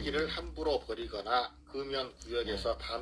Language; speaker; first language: Korean; native; Korean